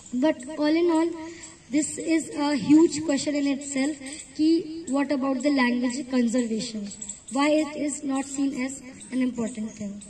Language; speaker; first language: Hindi; native; Hindi